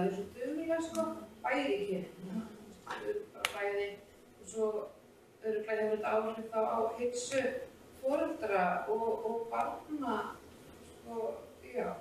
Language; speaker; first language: Icelandic; non-native, learner; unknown